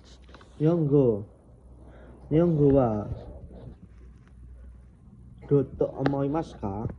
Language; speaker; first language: Japanese; non-native, learner; Indonesian